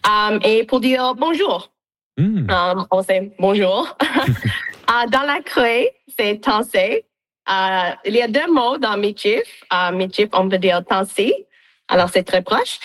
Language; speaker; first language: French; non-native, local second language; English